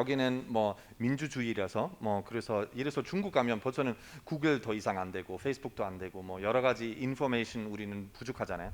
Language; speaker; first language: Korean; non-native, fluent; German